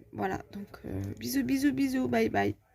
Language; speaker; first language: French; native; French